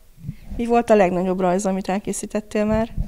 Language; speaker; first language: Hungarian; native; Hungarian